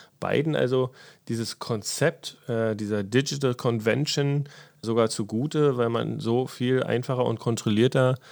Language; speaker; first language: German; native; German